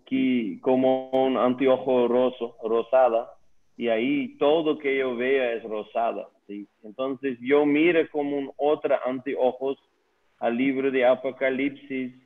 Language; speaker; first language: Spanish; non-native, learner; Dutch